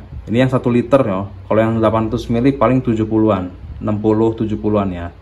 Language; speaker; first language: Indonesian; non-native, local second language; Sundanese